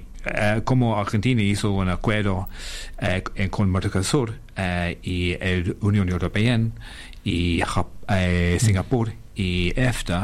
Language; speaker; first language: Spanish; non-native, fluent; English